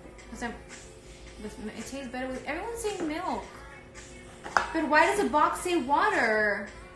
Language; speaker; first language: English; early bilingual, other home language; Spanish